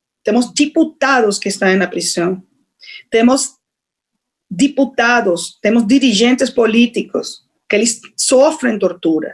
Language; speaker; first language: Portuguese; non-native, fluent; Spanish